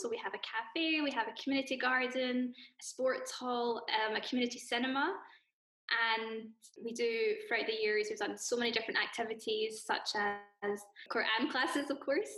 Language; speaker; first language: English; native; English